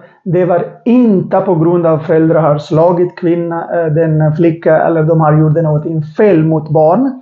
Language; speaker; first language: Swedish; non-native, learner; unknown